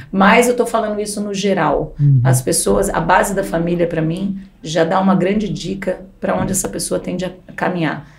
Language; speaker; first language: Portuguese; native; Portuguese